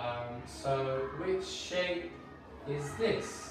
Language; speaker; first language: English; native; English